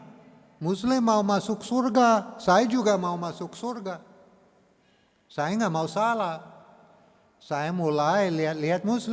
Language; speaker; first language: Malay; non-native, learner; English